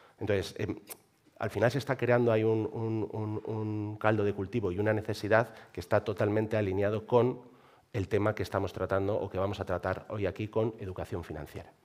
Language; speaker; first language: Spanish; native; Spanish